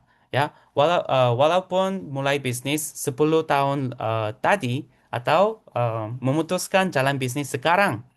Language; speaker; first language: Indonesian; non-native, fluent; Korean